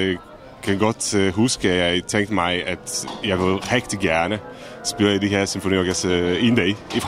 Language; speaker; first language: Danish; non-native, fluent; Czech